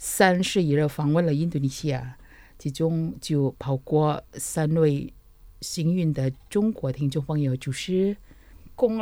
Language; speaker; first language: Chinese; non-native, fluent; Indonesian